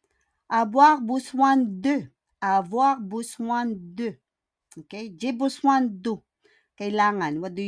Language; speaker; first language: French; non-native, fluent; Filipino